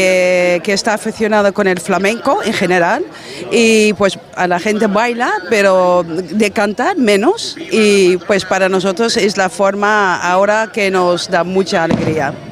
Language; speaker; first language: Spanish; non-native, fluent; Dutch